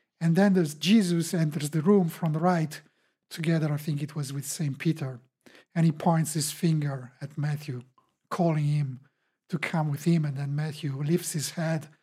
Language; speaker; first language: English; non-native, fluent; Italian